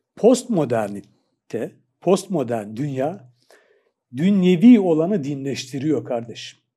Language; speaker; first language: Turkish; native; Turkish